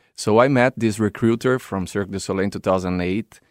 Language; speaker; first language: English; non-native, fluent; Portuguese